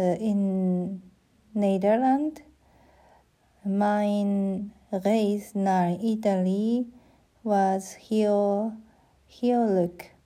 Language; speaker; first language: Dutch; non-native, learner; German